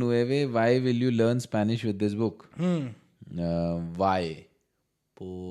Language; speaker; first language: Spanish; non-native, learner; Hindi